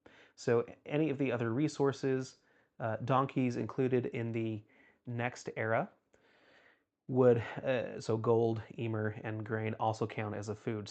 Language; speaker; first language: English; native; English